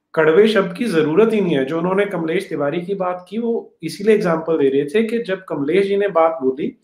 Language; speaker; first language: Hindi; native; Hindi